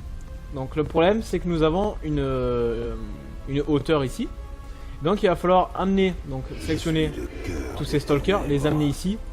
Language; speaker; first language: French; native; French